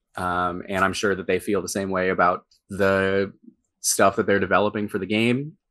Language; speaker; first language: English; native; English